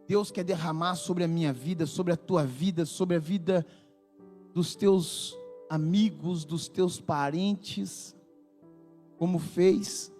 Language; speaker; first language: Portuguese; native; Portuguese